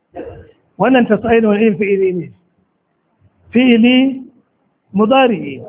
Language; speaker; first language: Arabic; non-native, fluent; Hausa